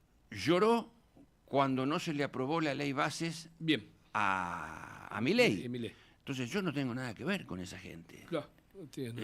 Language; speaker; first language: Spanish; native; Spanish